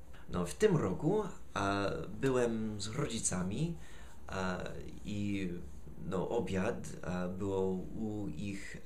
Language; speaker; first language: Polish; non-native, fluent; English